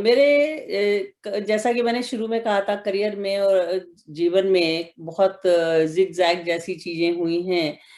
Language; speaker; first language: Hindi; native; Hindi